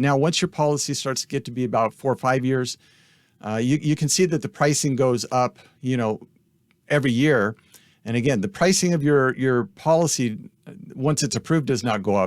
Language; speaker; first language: English; native; English